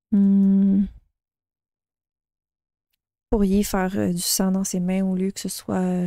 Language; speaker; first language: French; native; French